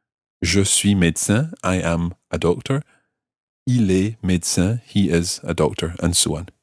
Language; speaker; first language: French; non-native, fluent; English